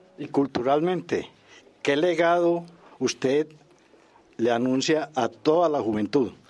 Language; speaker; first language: Spanish; native; Spanish